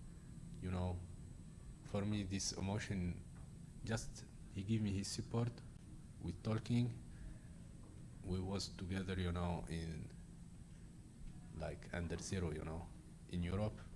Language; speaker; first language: English; non-native, learner; Arabic